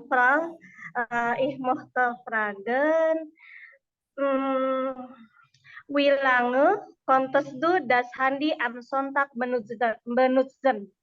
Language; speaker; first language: German; non-native, learner; Indonesian